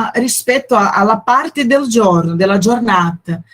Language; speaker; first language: Italian; non-native, fluent; Portuguese